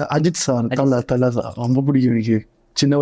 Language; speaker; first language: Tamil; non-native, learner; Malayalam